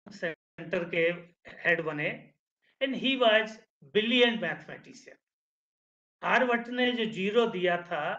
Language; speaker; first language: Hindi; native; Hindi